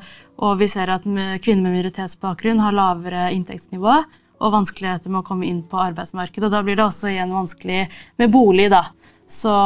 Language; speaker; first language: Norwegian; native; Norwegian